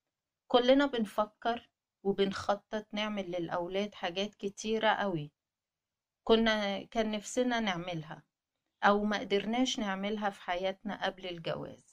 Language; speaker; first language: Arabic; native; Arabic